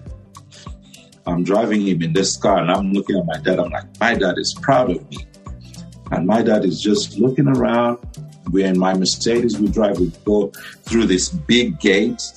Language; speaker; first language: English; non-native, local second language; Bemba